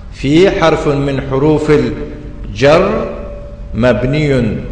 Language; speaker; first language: Arabic; non-native, fluent; Persian